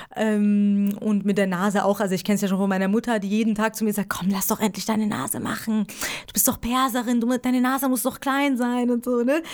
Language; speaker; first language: German; early bilingual, other home language; Persian